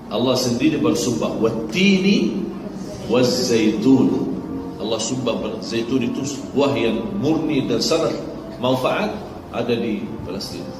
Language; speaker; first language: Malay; non-native, fluent; Arabic